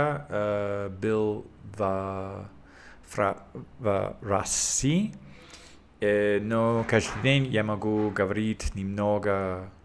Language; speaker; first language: Russian; non-native, learner; English